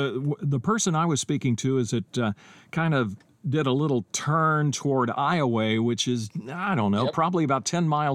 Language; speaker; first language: English; native; English